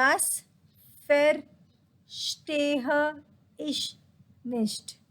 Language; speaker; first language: German; non-native, fluent; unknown